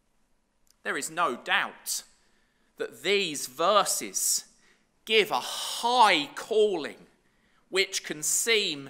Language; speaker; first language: English; native; English